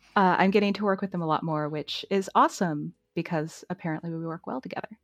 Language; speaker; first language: English; native; English